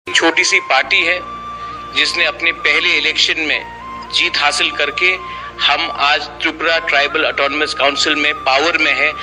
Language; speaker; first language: Hindi; non-native, local second language; Kok Borok